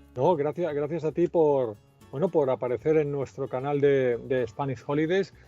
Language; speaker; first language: Spanish; native; Spanish